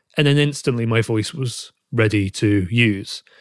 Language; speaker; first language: English; native; English